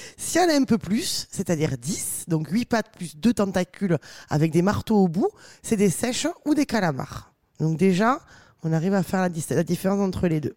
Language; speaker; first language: French; native; French